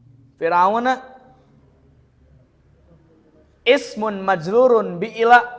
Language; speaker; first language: Arabic; non-native, fluent; Sundanese